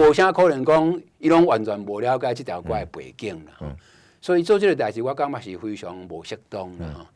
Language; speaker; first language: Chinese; non-native, local second language; Min Nan Chinese